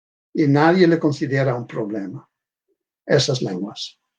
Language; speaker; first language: Spanish; non-native, fluent; Dutch